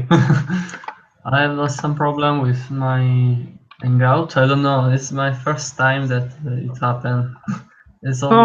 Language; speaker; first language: English; non-native, learner; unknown